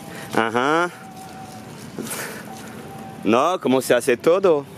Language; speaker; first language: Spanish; non-native, learner; French